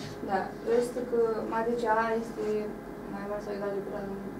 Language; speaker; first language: Romanian; native; Romanian